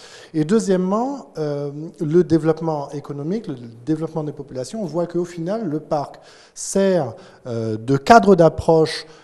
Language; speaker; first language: French; native; French